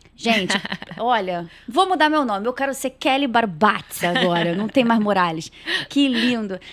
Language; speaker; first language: Portuguese; native; Portuguese